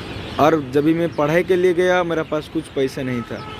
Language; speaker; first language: Hindi; non-native, local second language; Odia